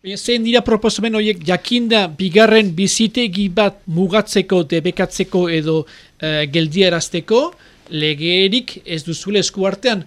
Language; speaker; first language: Basque; native; Basque